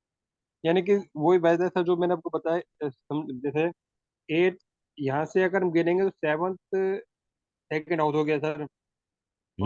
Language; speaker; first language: Hindi; native; Hindi